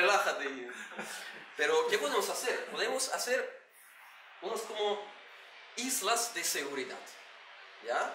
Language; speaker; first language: Spanish; non-native, learner; Russian